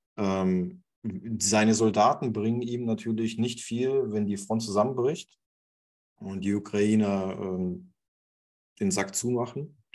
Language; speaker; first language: German; non-native, fluent; Russian